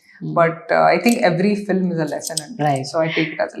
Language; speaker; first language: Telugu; non-native, local second language; Hindi